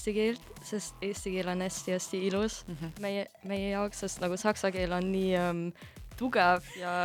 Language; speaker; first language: Estonian; non-native, fluent; German